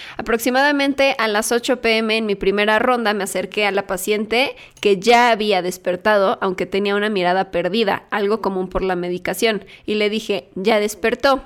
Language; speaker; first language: Spanish; native; Spanish